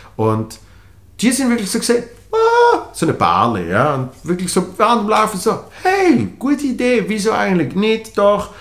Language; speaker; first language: German; native; German